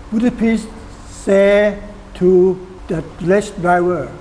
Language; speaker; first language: English; non-native, learner; Thai